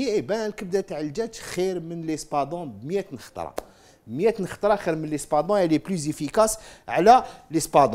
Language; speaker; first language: Arabic; native; Arabic